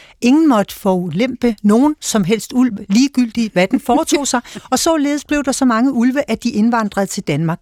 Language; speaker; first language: Danish; native; Danish